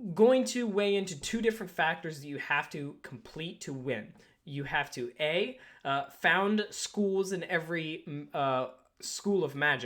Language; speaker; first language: English; native; English